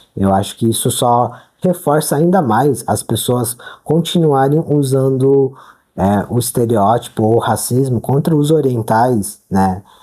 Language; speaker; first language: Portuguese; native; Portuguese